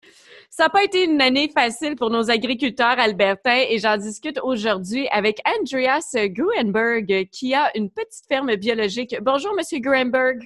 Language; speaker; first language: French; native; French